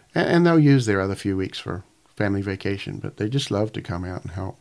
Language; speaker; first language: English; native; English